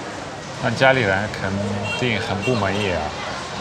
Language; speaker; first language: Chinese; non-native, fluent; Dutch